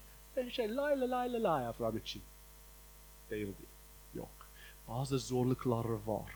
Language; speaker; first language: Turkish; non-native, fluent; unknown